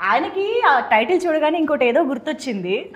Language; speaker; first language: Telugu; native; Telugu